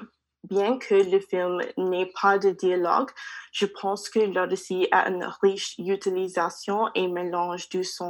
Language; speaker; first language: French; non-native, learner; English